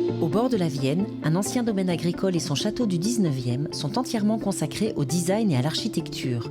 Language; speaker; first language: French; native; French